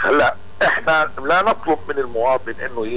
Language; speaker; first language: Arabic; native; Arabic